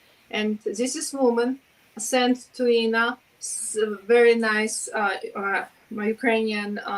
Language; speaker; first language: English; non-native, learner; Ukrainian